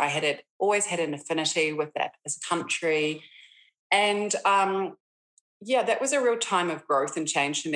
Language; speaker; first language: English; native; English